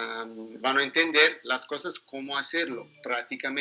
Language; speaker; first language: Spanish; non-native, learner; Italian